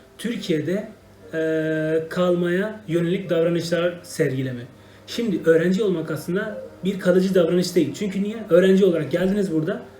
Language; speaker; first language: Turkish; non-native, fluent; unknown